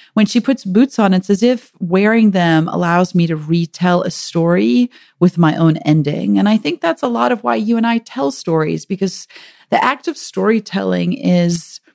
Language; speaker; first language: English; native; English